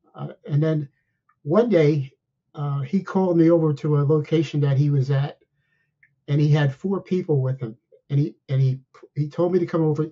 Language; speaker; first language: English; native; English